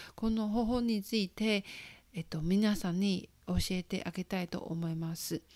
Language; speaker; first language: Japanese; non-native, fluent; Chinese